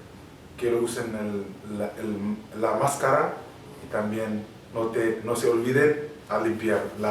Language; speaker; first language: Spanish; non-native, fluent; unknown